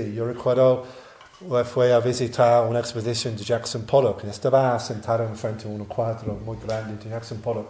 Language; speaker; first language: Spanish; non-native, learner; English